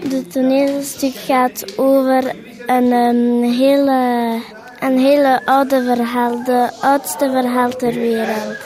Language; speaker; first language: Dutch; non-native, local second language; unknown